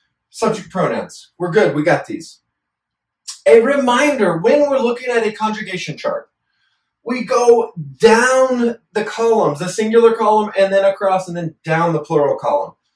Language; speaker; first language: English; native; English